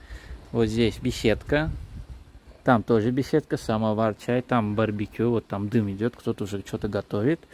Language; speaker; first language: Russian; native; Russian